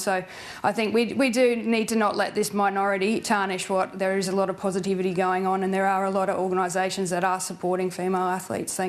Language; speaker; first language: English; native; English